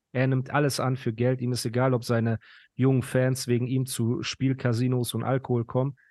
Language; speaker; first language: German; early bilingual, other home language; Persian